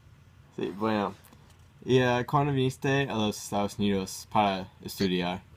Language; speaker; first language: Spanish; non-native, learner; English